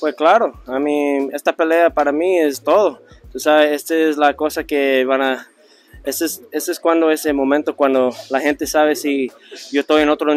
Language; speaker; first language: Spanish; early bilingual, heritage; Spanish